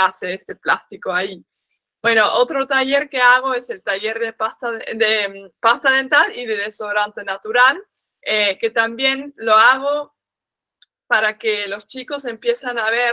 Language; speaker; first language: Spanish; non-native, fluent; Dutch